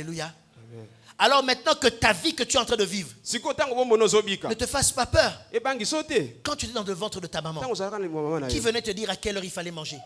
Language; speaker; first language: French; non-native, local second language; Lingala